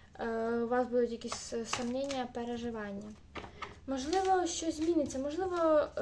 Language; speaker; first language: Ukrainian; native; Ukrainian